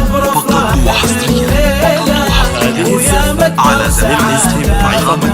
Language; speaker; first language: Arabic; native; Arabic